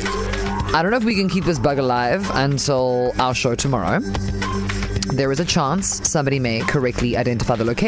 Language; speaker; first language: English; native; English